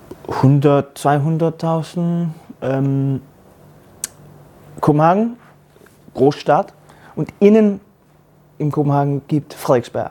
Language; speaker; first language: German; non-native, learner; Danish